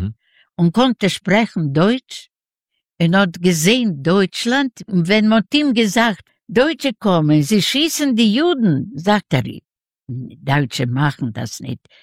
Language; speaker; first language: German; non-native, learner; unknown